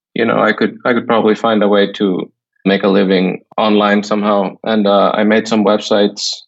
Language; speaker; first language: English; non-native, fluent; Icelandic